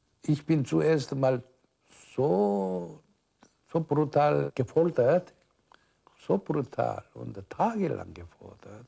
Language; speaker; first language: German; non-native, fluent; Korean